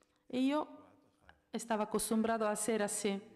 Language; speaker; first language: Spanish; non-native, fluent; Italian